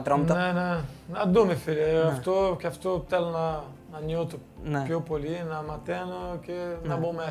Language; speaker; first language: Greek; non-native, fluent; Portuguese